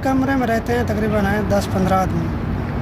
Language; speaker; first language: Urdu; non-native, local second language; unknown